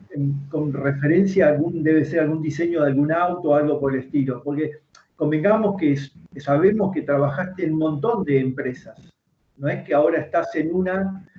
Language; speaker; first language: Spanish; native; Spanish